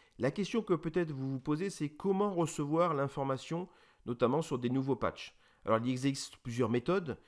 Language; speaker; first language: French; native; French